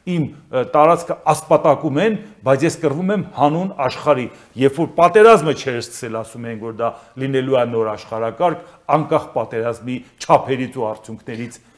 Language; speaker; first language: Armenian; native; Armenian